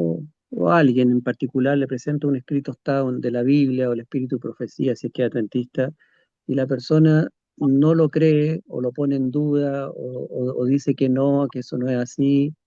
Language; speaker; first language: Spanish; native; Spanish